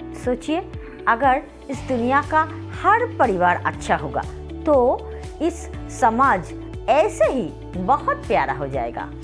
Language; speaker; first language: Hindi; non-native, local second language; Bangla